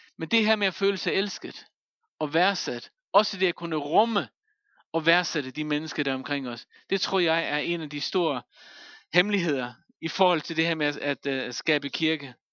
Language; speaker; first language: Danish; non-native, local second language; Faroese